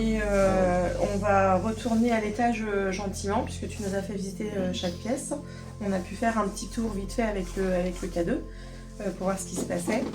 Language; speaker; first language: French; native; French